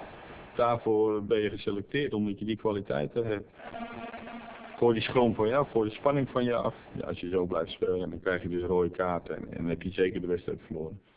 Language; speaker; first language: Dutch; native; Dutch